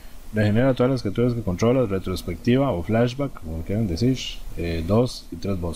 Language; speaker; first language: Spanish; native; Spanish